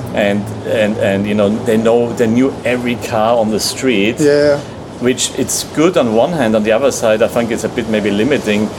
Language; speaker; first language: English; non-native, fluent; German